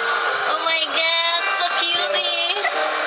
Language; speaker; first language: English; non-native, learner; Indonesian